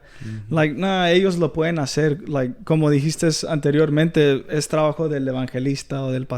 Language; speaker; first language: Spanish; early bilingual, heritage; Spanish